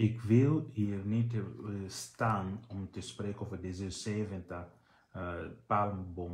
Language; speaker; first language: Dutch; non-native, fluent; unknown